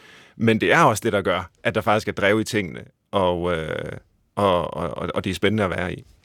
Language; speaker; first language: Danish; native; Danish